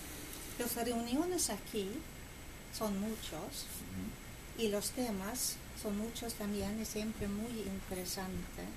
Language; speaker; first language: Spanish; non-native, fluent; Swedish